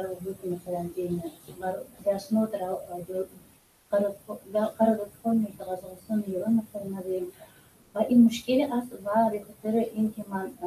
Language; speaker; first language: Persian; non-native, fluent; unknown